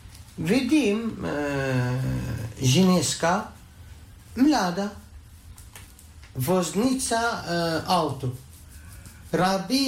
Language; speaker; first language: Slovenian; non-native, learner; Arabic